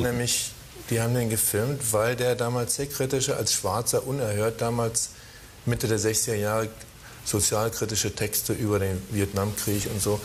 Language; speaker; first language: German; native; German